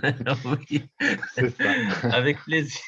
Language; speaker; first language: French; non-native, local second language; Arabic